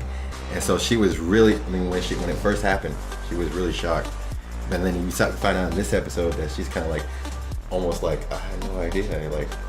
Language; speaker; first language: English; native; English